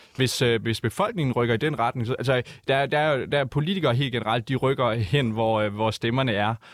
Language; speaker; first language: Danish; native; Danish